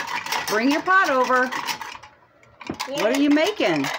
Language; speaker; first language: English; native; English